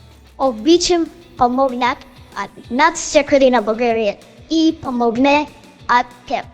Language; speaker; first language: Bulgarian; non-native, learner; Chinese